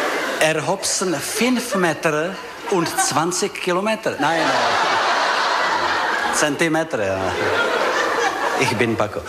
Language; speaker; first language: German; non-native, learner; Czech